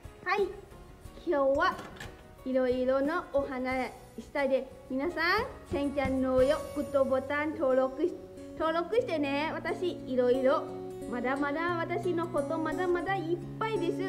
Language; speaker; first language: Japanese; non-native, learner; Lao